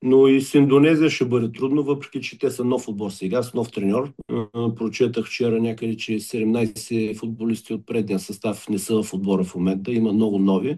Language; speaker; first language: Bulgarian; native; Bulgarian